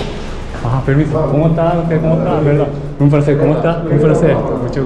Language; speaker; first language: Spanish; non-native, learner; Japanese